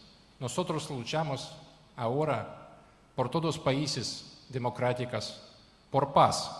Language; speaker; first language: Spanish; non-native, learner; Ukrainian